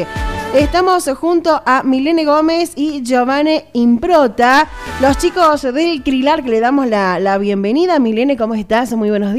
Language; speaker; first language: Spanish; native; Spanish